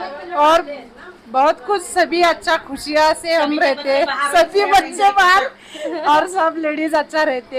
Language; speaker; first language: Hindi; non-native, local second language; Marathi